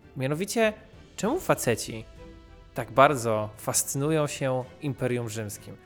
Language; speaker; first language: Polish; early bilingual, heritage; Polish